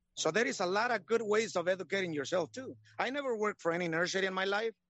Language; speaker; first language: English; non-native, learner; Spanish